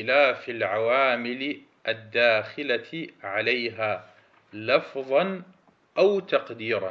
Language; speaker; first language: Arabic; early bilingual, heritage; Arabic